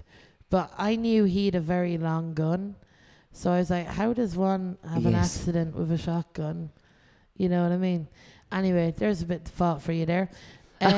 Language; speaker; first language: English; native; English